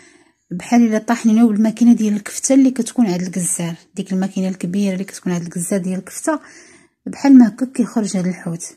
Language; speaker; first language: Arabic; native; Arabic